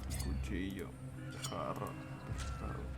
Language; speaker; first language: Spanish; native; Spanish